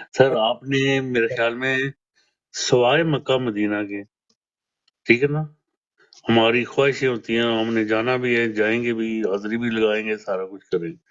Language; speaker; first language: Urdu; non-native, local second language; Punjabi